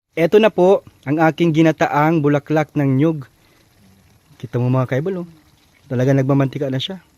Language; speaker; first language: Filipino; non-native, local second language; Bikol